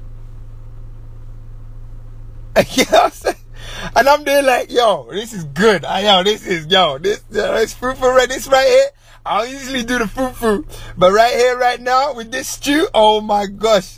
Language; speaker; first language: English; native; English